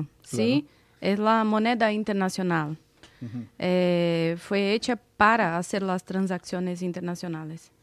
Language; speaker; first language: Spanish; non-native, fluent; Portuguese